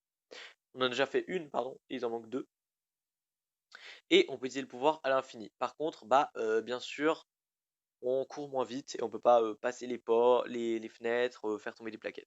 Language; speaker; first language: French; native; French